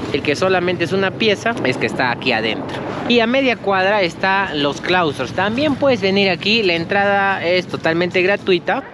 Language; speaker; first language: Spanish; native; Spanish